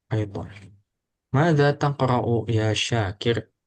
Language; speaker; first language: Arabic; non-native, fluent; Indonesian